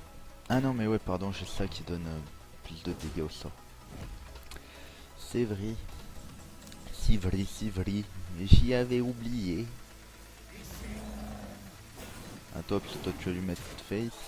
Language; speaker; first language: French; native; French